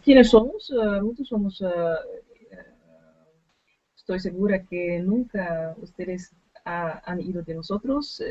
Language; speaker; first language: Spanish; non-native, learner; Dutch